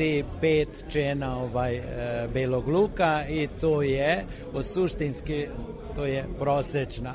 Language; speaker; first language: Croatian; non-native, local second language; Hungarian